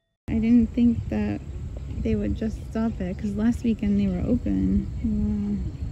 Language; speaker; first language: English; native; English